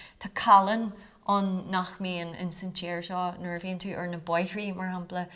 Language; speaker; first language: Irish; native; Irish